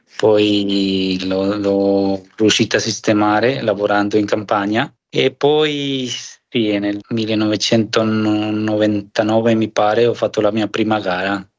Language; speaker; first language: Italian; non-native, fluent; Spanish